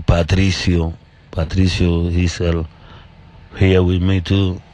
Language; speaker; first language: English; non-native, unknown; Spanish